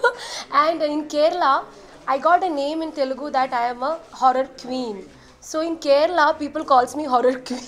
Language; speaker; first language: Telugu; non-native, learner; Malayalam